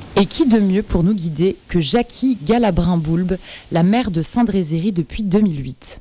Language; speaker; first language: French; native; French